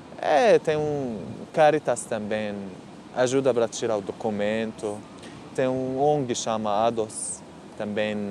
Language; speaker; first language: Portuguese; non-native, learner; Arabic